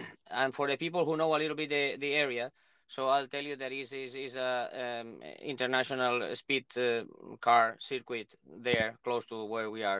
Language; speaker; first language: English; non-native, fluent; Spanish